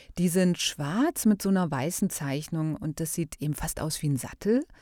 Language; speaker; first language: German; native; German